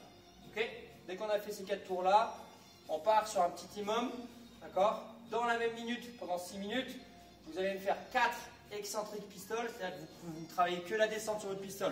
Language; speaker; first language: French; native; French